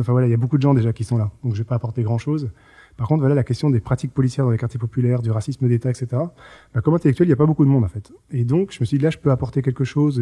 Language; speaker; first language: French; native; French